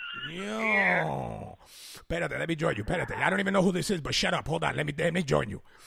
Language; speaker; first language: English; early bilingual, other home language; Spanish